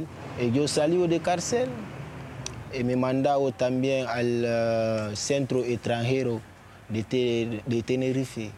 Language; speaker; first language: Spanish; non-native, learner; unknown